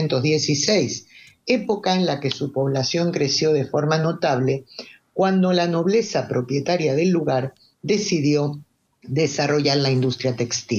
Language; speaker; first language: Spanish; native; Spanish